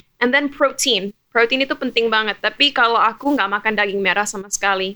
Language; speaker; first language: Indonesian; early bilingual, heritage; German